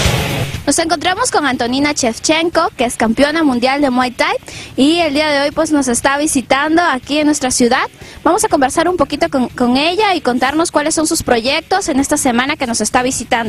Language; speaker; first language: Spanish; native; Spanish